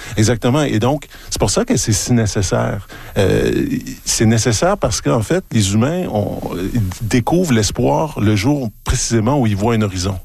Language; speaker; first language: French; native; French